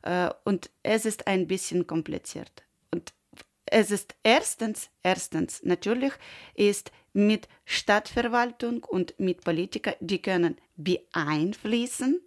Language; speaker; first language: German; non-native, learner; Ukrainian